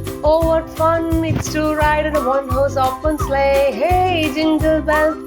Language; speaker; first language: English; non-native, local second language; Malayalam